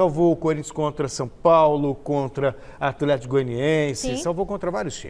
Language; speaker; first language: Portuguese; native; Portuguese